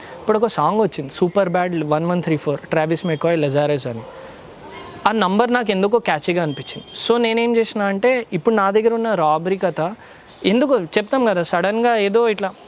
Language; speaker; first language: Telugu; native; Telugu